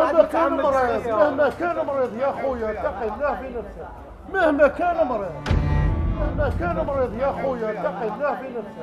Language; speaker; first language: Arabic; native; Arabic